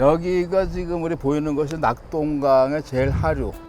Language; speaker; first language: Korean; native; Korean